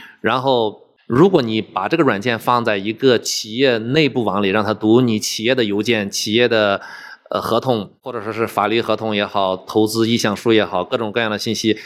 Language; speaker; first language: Chinese; native; Chinese